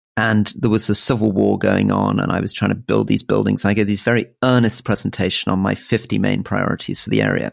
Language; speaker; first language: English; native; English